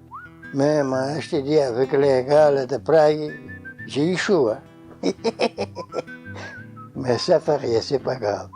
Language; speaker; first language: French; non-native, learner; Portuguese